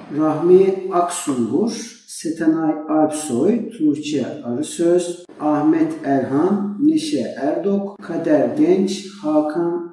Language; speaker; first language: Turkish; native; Turkish